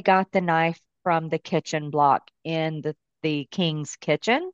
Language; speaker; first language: English; native; English